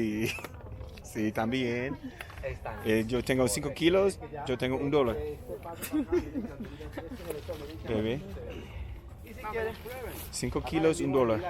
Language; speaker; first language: Spanish; non-native, learner; English